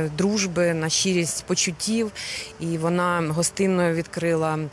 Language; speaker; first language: Ukrainian; native; Ukrainian